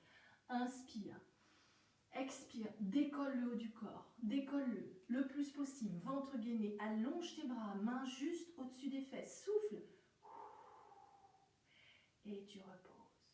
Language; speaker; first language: French; native; French